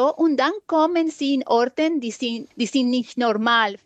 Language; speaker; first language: German; non-native, learner; Spanish